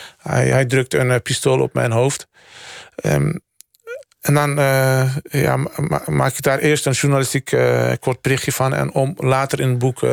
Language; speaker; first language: Dutch; early bilingual, other home language; Turkish